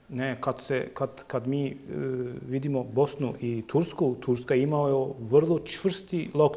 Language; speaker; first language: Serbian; non-native, local second language; Turkish